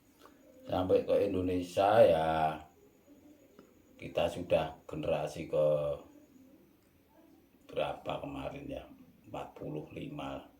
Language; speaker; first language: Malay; non-native, local second language; Javanese